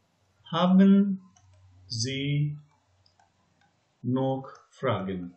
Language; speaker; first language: German; non-native, learner; Hindi